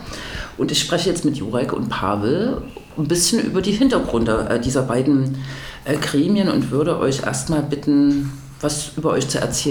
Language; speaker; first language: German; native; German